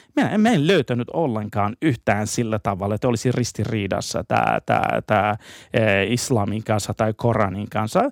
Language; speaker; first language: Finnish; non-native, fluent; Persian